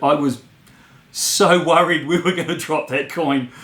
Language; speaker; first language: English; native; English